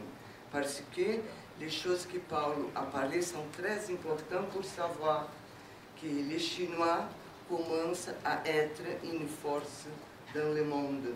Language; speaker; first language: French; non-native, fluent; Portuguese